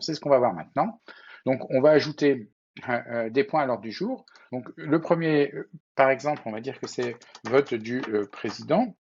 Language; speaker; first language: French; native; French